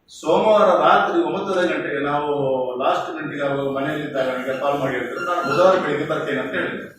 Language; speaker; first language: Kannada; non-native, local second language; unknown